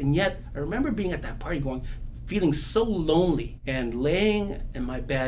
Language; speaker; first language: English; non-native, local second language; Filipino